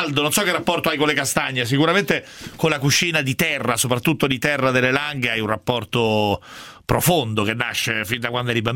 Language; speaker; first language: Italian; native; Italian